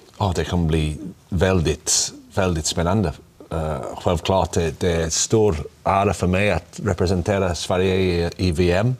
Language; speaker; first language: Swedish; non-native, learner; English